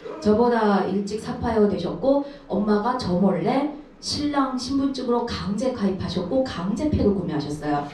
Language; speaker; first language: Korean; early bilingual, heritage; Korean